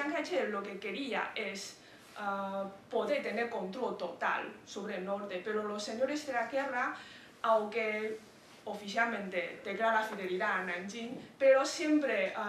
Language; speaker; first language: Spanish; non-native, fluent; Chinese